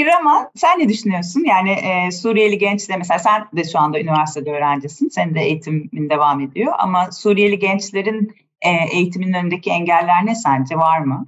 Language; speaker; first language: Turkish; native; Turkish